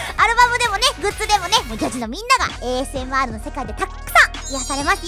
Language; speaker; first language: Japanese; native; Japanese